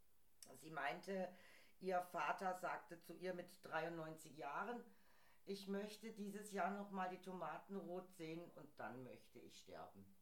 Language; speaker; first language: German; native; German